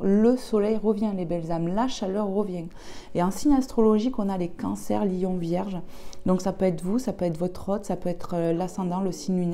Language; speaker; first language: French; native; French